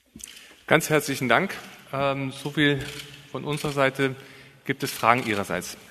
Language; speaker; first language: German; native; German